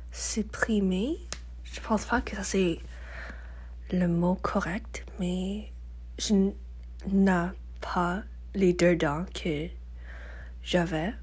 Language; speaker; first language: French; non-native, learner; English